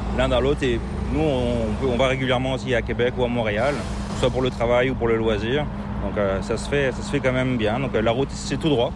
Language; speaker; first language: French; native; French